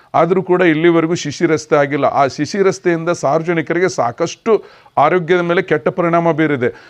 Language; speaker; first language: Kannada; native; Kannada